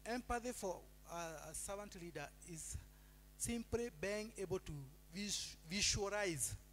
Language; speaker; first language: English; non-native, local second language; Swahili